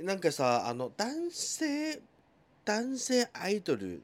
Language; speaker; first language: Japanese; non-native, fluent; Chinese